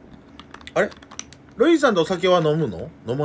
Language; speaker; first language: Japanese; native; Japanese